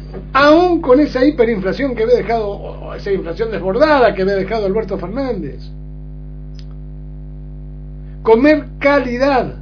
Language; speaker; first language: Spanish; native; Spanish